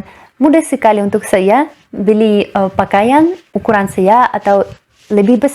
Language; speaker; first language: Indonesian; non-native, fluent; Russian